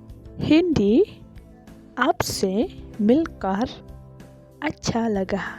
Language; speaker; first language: Hindi; non-native, local second language; Khasi